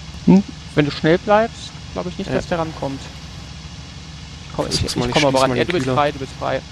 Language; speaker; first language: German; native; German